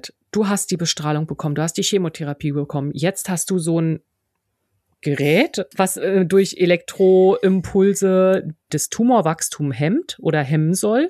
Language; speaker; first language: German; native; German